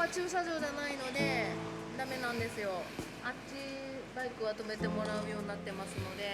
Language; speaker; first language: Japanese; native; Japanese